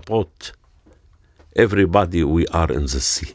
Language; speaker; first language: English; non-native, learner; Arabic